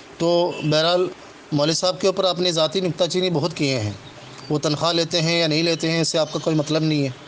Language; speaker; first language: Urdu; non-native, fluent; Malayalam